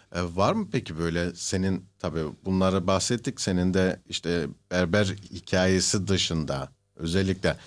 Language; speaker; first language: Turkish; native; Turkish